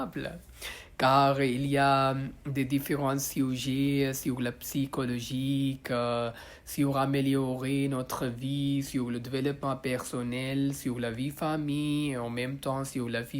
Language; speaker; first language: French; non-native, learner; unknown